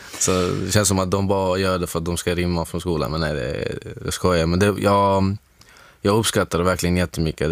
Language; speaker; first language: Swedish; non-native, fluent; Arabic